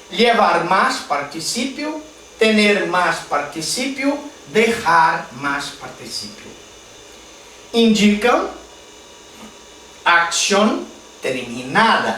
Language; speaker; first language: Spanish; non-native, fluent; Portuguese